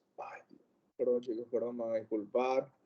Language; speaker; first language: Spanish; native; Spanish